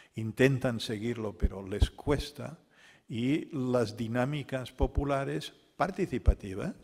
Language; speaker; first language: Spanish; non-native, local second language; Catalan